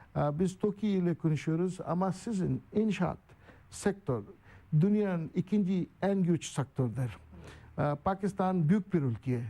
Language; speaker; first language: Turkish; non-native, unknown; Urdu